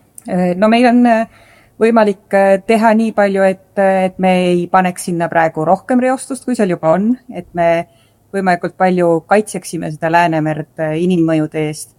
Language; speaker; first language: Estonian; native; Estonian